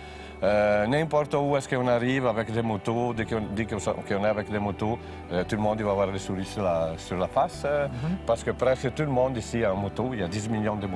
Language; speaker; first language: French; non-native, fluent; Italian